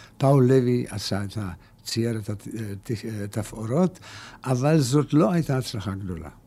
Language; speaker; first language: Hebrew; early bilingual, other home language; German